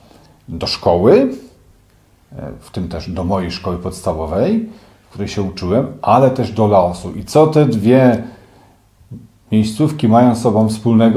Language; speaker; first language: Polish; native; Polish